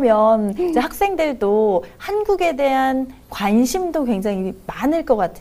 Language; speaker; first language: Korean; native; Korean